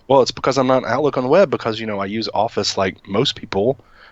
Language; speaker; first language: English; native; English